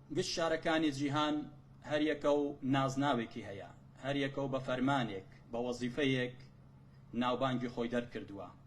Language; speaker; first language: Central Kurdish; non-native, local second language; Assyrian Neo-Aramaic